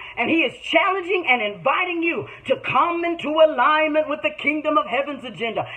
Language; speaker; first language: English; native; English